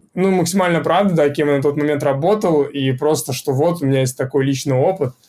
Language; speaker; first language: Russian; native; Russian